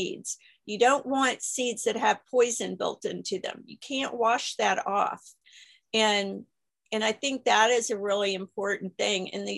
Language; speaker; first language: English; native; English